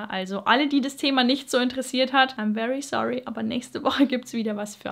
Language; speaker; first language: German; native; German